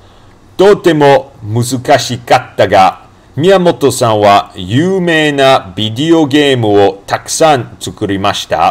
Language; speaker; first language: Japanese; non-native, learner; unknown